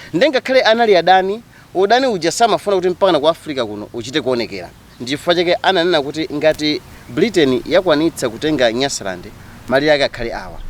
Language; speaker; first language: Nyanja; native; Nyanja